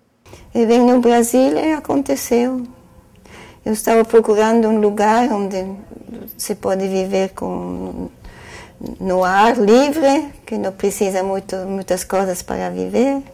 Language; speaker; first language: Portuguese; non-native, fluent; German